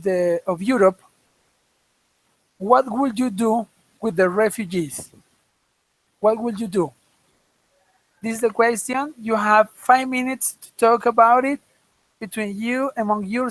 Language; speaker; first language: English; non-native, fluent; Spanish